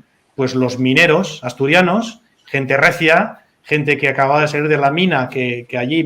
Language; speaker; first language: Spanish; native; Spanish